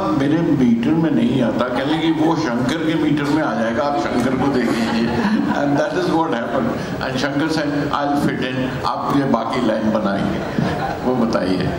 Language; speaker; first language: Hindi; native; Hindi